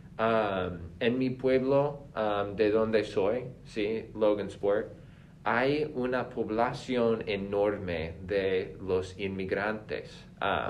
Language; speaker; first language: Spanish; non-native, fluent; English